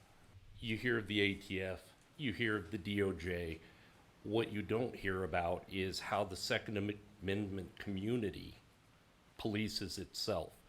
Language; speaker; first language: English; native; English